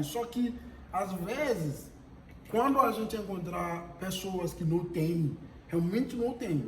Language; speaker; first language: Portuguese; non-native, fluent; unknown